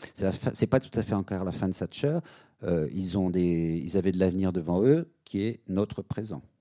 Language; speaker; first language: French; native; French